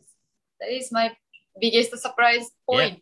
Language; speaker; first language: English; non-native, learner; Japanese